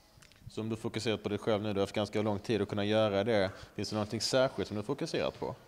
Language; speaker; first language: Swedish; native; Swedish